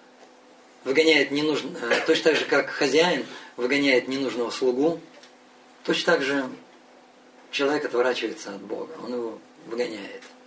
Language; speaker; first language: Russian; native; Russian